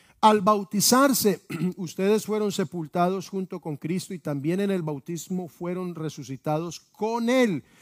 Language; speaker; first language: Spanish; native; Spanish